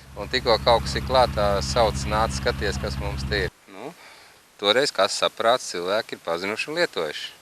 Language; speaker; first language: Latvian; native; Latvian